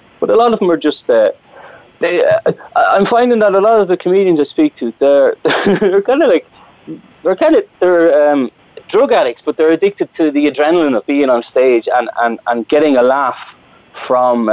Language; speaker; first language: English; native; English